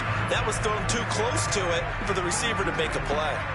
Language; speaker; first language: English; native; English